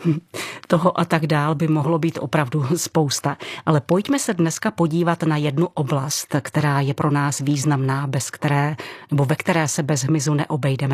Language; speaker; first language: Czech; native; Czech